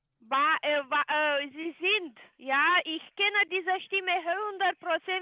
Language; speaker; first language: German; non-native, learner; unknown